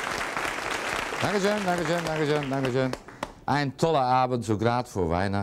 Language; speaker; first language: German; non-native, fluent; Dutch